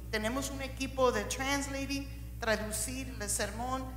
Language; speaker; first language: Spanish; early bilingual, heritage; Spanish